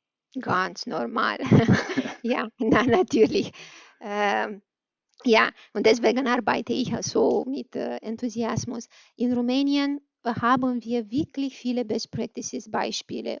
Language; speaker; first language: German; non-native, fluent; Romanian